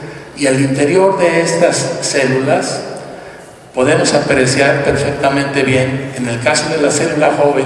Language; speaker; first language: Spanish; native; Spanish